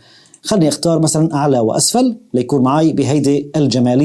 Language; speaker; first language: Arabic; native; Arabic